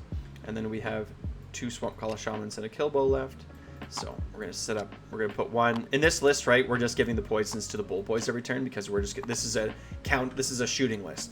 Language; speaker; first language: English; native; English